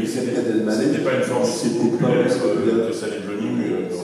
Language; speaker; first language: French; native; French